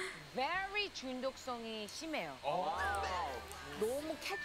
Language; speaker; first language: Korean; native; Korean